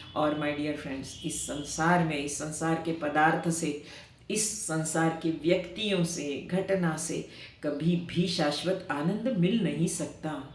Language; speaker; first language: Hindi; non-native, local second language; Marathi